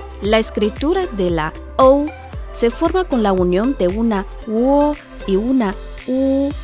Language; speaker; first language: Spanish; non-native, fluent; Chinese